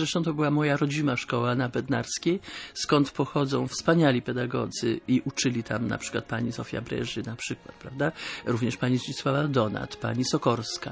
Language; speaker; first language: Polish; native; Polish